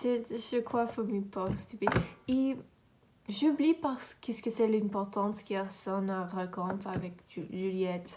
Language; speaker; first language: French; non-native, learner; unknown